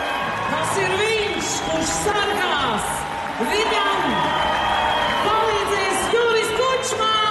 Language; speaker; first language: Latvian; native; Latvian